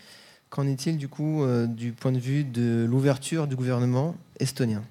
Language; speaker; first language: French; native; French